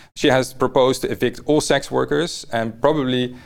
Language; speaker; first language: English; non-native, fluent; Dutch